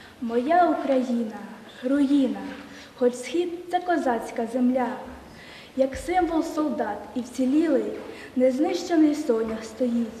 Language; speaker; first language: Ukrainian; native; Ukrainian